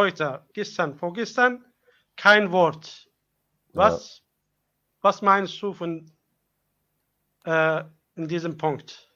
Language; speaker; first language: German; non-native, learner; Arabic